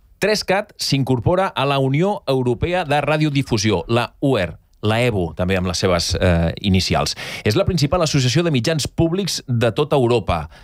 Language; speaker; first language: Catalan; native; Catalan